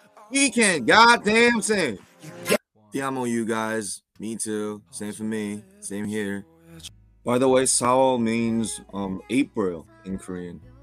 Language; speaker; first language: English; non-native, fluent; Korean